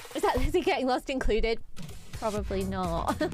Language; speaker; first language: English; native; English